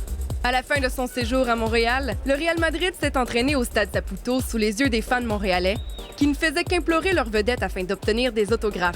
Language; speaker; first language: French; native; French